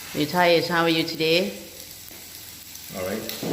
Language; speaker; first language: English; non-native, learner; Thai